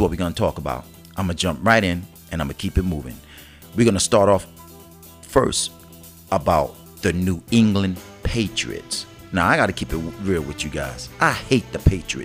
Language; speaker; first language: English; native; English